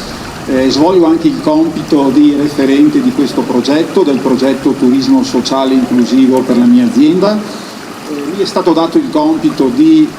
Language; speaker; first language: Italian; native; Italian